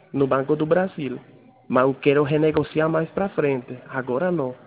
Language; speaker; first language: Portuguese; non-native, fluent; Spanish